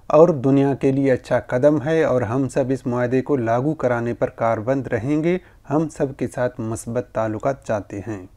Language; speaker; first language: Urdu; non-native, local second language; Baluchi